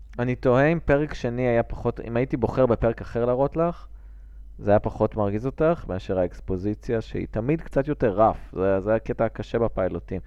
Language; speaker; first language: Hebrew; native; Hebrew